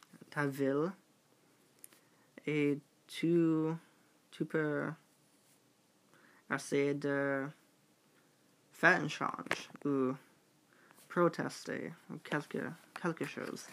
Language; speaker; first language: French; non-native, learner; English